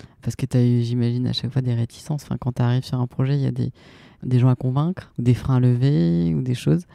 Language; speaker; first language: French; native; French